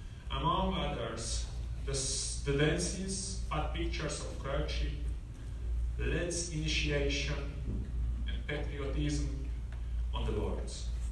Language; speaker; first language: English; non-native, learner; Hungarian